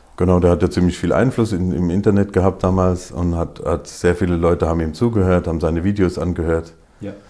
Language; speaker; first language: German; native; German